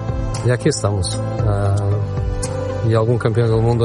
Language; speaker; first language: Spanish; non-native, fluent; Portuguese